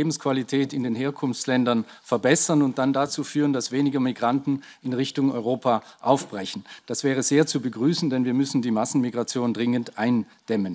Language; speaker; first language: German; native; German